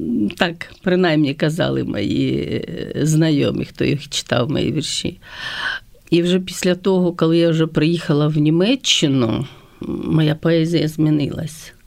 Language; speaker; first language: Ukrainian; native; Ukrainian